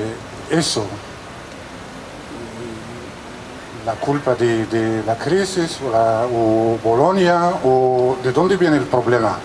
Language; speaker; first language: Spanish; non-native, fluent; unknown